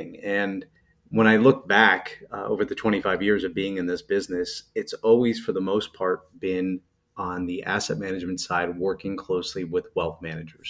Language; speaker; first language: English; native; English